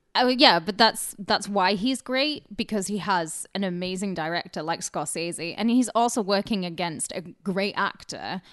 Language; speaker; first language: English; native; English